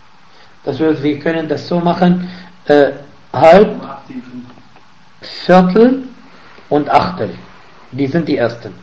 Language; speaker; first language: German; non-native, fluent; Arabic